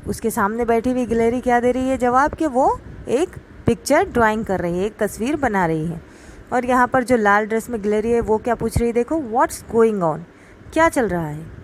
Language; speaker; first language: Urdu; native; Urdu